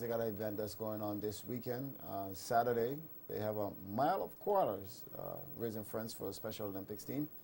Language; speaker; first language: English; native; English